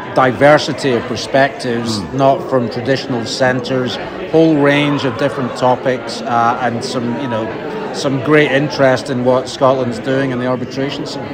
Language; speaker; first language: English; non-native, fluent; Portuguese